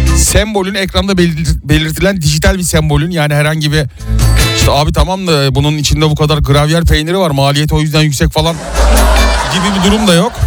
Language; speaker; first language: Turkish; native; Turkish